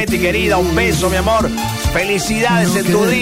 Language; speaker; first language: Spanish; native; Spanish